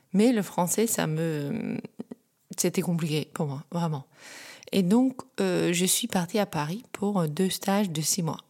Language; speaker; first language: French; non-native, fluent; Dutch